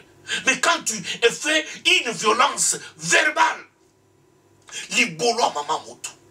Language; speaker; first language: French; non-native, local second language; Lingala